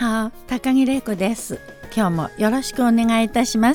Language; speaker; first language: Japanese; non-native, fluent; Chinese